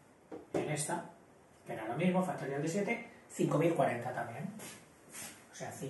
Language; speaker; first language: Spanish; native; Spanish